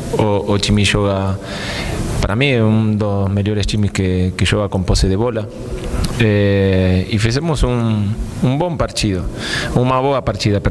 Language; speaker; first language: Portuguese; non-native, fluent; Spanish